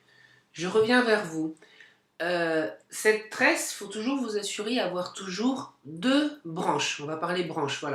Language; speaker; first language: French; native; French